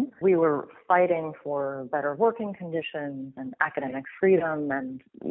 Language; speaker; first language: English; native; English